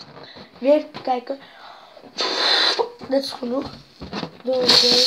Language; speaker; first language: Dutch; non-native, local second language; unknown